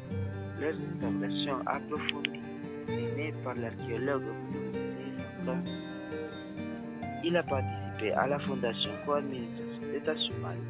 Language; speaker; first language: French; non-native, learner; Spanish